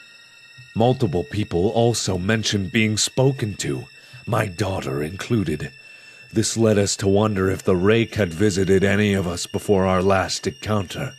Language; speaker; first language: English; native; English